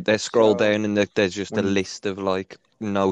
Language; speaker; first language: English; native; English